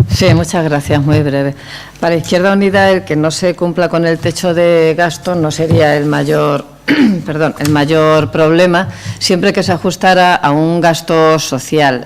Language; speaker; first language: Spanish; native; Spanish